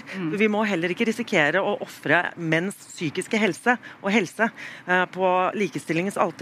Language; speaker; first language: Norwegian; native; Norwegian